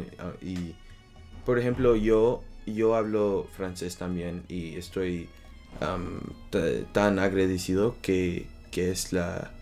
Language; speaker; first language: Spanish; non-native, learner; French